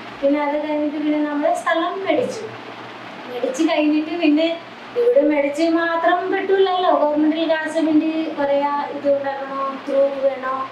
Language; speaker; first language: Malayalam; non-native, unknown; Odia